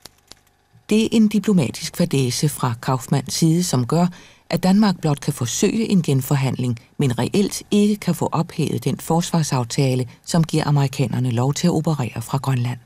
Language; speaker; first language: Danish; native; Danish